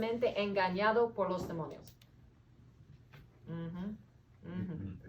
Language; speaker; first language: Spanish; non-native, learner; English